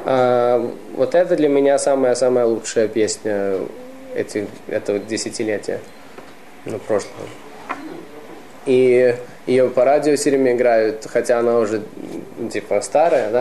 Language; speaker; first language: Russian; early bilingual, heritage; Russian